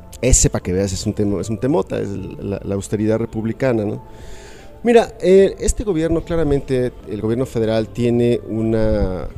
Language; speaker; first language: Spanish; native; Spanish